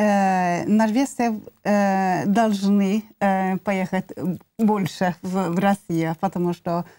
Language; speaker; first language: Russian; non-native, learner; Norwegian